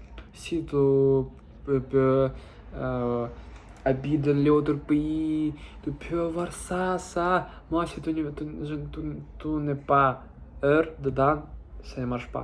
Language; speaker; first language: French; non-native, learner; Russian